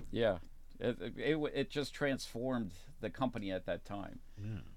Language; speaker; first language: English; native; English